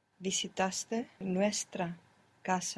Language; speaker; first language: Spanish; non-native, learner; English